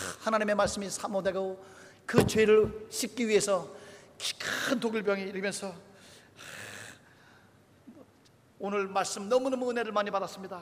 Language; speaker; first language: Korean; native; Korean